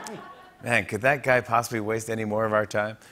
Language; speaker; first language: English; native; English